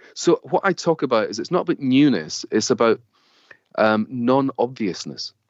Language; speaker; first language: English; native; English